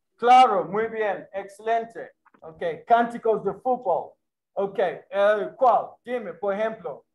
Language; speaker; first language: Spanish; non-native, learner; English